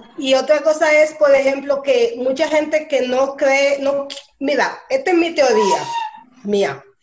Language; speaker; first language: Spanish; early bilingual, heritage; Spanish